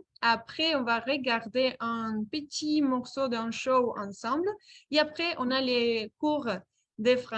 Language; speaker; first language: French; non-native, fluent; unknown